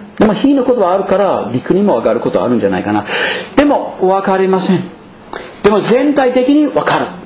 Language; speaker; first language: Japanese; non-native, fluent; English